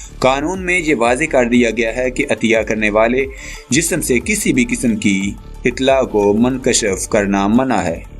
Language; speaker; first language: Urdu; native; Urdu